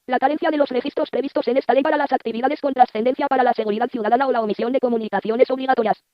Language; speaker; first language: Spanish; native; Spanish